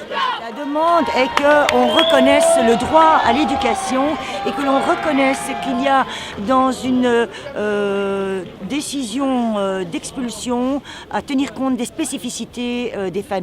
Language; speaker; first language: French; native; French